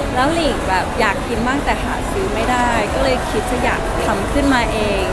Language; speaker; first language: Thai; non-native, fluent; Cantonese